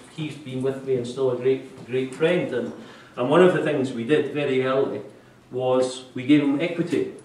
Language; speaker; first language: English; native; English